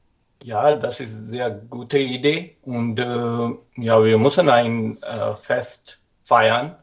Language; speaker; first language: German; non-native, learner; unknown